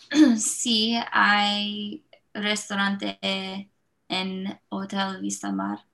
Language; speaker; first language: Spanish; non-native, learner; English